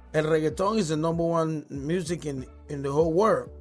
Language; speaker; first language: English; non-native, fluent; Spanish